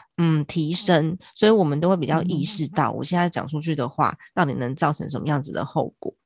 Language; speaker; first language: Chinese; native; Chinese